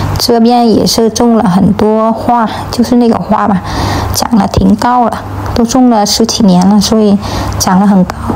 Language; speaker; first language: Chinese; non-native, fluent; Vietnamese